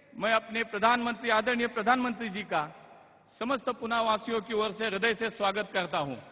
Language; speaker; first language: Hindi; non-native, local second language; Marathi